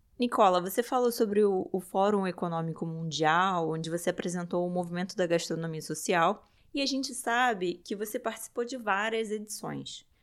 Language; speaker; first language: Portuguese; native; Portuguese